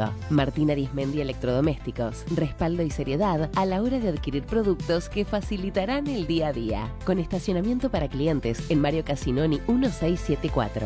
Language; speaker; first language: Spanish; native; Spanish